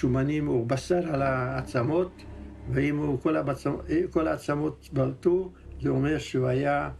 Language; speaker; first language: Hebrew; non-native, fluent; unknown